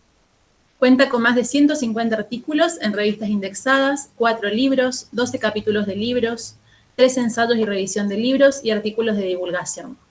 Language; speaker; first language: Spanish; native; Spanish